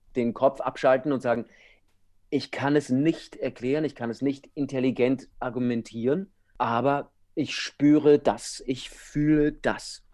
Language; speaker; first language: German; non-native, fluent; English